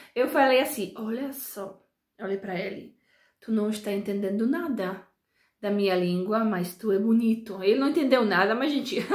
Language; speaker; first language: Portuguese; non-native, fluent; Polish